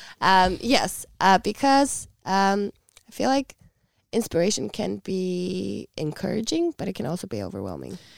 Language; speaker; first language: English; non-native, fluent; Icelandic